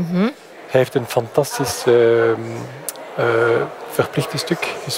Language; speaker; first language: Dutch; non-native, fluent; French